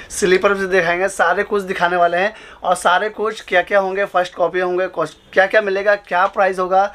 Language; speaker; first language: Hindi; native; Hindi